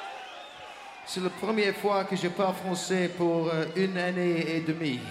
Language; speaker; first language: French; non-native, learner; English